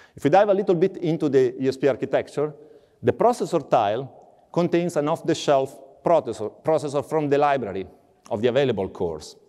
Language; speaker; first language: English; non-native, fluent; Italian